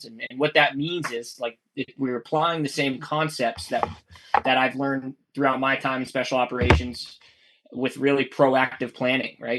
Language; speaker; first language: English; native; English